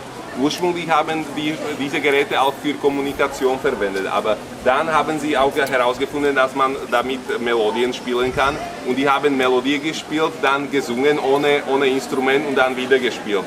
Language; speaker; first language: German; non-native, local second language; Slovak